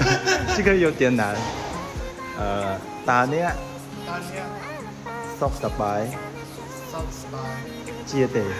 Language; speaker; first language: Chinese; non-native, learner; Khmer